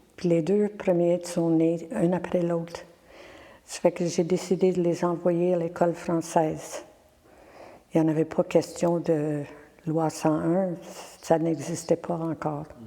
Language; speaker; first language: French; non-native, local second language; English